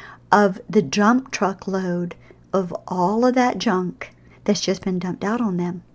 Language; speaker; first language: English; native; English